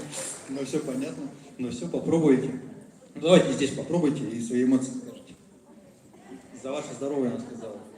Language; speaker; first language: Russian; native; Russian